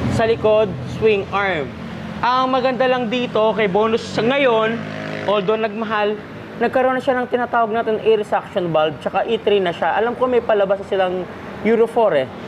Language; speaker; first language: Filipino; non-native, local second language; Pampanga